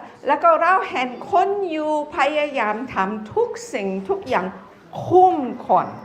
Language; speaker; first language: Thai; non-native, fluent; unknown